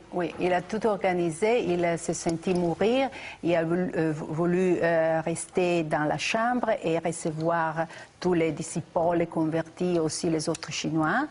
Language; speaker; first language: French; non-native, fluent; Italian